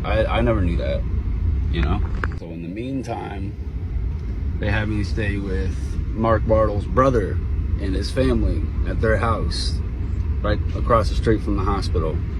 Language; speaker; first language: English; native; English